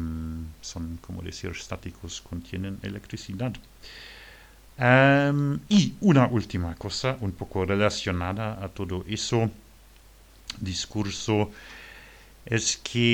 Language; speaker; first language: Spanish; non-native, learner; French